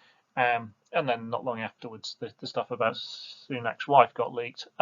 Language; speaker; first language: English; native; English